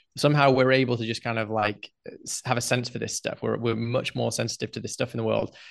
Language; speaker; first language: English; native; English